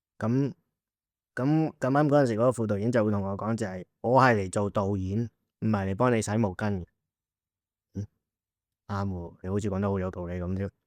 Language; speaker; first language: Cantonese; native; Cantonese